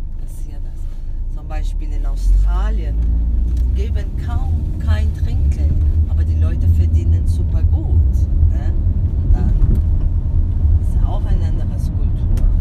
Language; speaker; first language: German; non-native, fluent; Portuguese